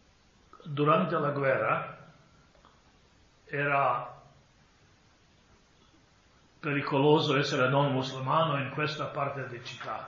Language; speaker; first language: Italian; non-native, fluent; Croatian